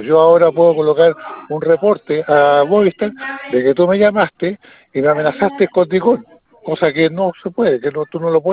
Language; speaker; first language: Spanish; native; Spanish